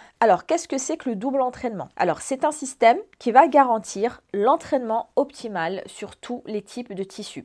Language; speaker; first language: French; native; French